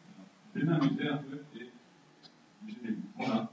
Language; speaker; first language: French; native; French